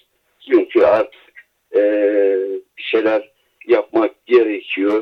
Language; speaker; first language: Turkish; native; Turkish